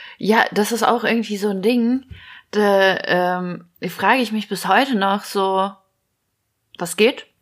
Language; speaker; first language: German; early bilingual, other home language; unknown